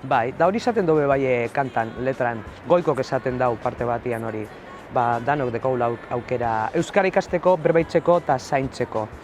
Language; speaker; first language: Basque; non-native, learner; Spanish